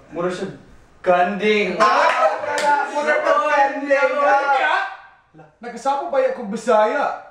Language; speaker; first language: Cebuano; non-native, fluent; English